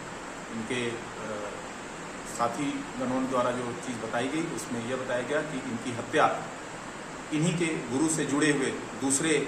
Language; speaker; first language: Hindi; native; Hindi